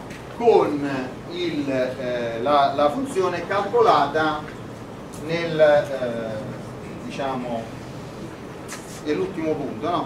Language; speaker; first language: Italian; native; Italian